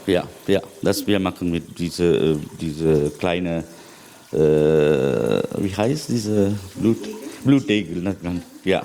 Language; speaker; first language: German; non-native, learner; Sinhala